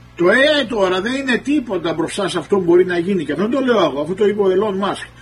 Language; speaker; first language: Greek; early bilingual, heritage; Greek